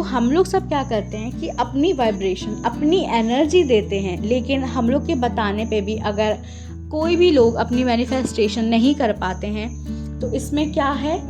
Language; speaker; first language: Hindi; native; Hindi